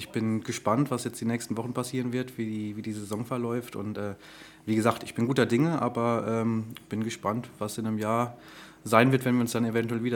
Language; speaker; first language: German; native; German